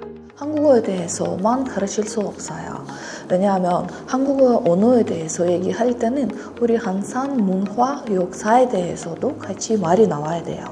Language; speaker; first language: Korean; non-native, fluent; Russian